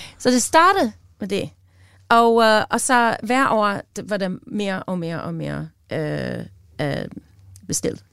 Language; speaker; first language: Danish; non-native, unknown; English